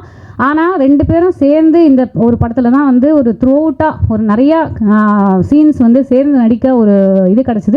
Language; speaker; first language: Tamil; native; Tamil